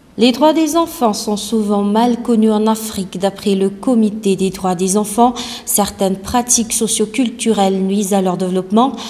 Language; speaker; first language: French; non-native, local second language; Malagasy